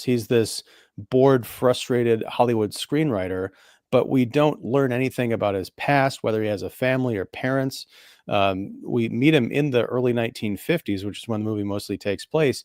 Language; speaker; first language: English; native; English